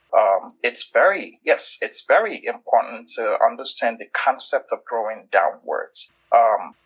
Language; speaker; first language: English; non-native, local second language; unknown